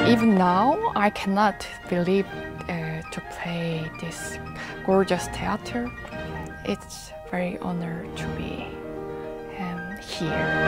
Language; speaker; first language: English; non-native, learner; Korean